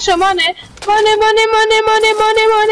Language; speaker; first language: English; non-native, learner; French